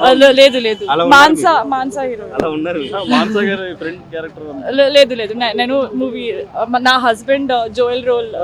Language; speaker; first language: Telugu; non-native, learner; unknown